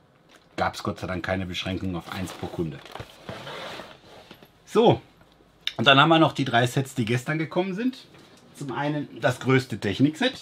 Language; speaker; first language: German; native; German